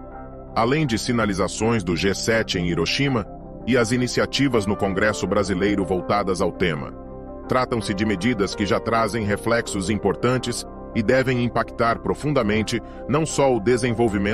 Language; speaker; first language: Portuguese; native; Portuguese